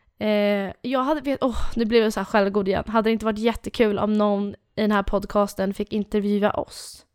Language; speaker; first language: Swedish; native; Swedish